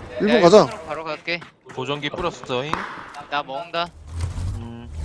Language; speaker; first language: Korean; native; Korean